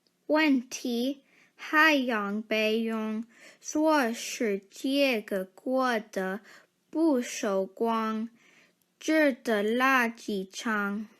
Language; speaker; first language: Chinese; non-native, learner; English